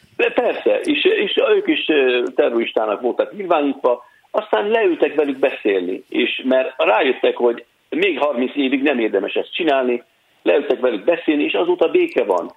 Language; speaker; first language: Hungarian; non-native, fluent; Arabic